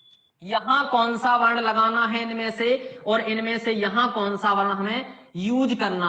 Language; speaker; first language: Hindi; native; Hindi